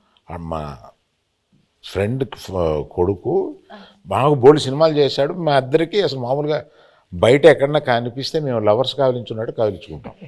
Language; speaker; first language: Telugu; native; Telugu